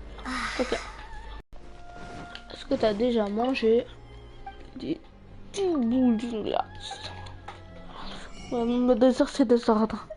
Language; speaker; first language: French; native; French